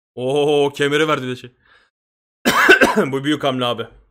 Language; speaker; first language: Turkish; native; Turkish